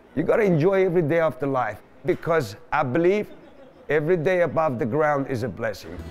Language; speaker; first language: English; non-native, fluent; Persian